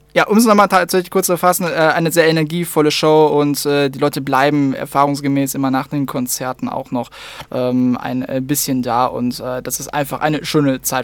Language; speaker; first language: German; native; German